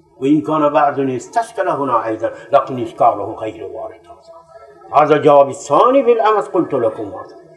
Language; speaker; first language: Arabic; non-native, fluent; Persian